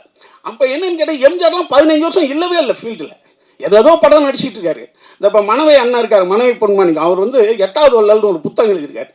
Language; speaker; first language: Tamil; native; Tamil